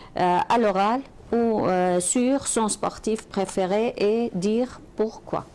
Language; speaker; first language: French; non-native, local second language; Arabic